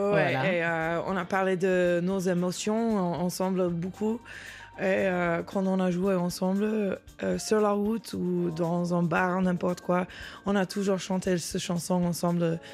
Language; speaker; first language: French; non-native, learner; English